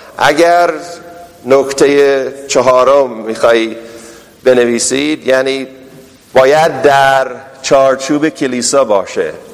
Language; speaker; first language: Persian; non-native, fluent; English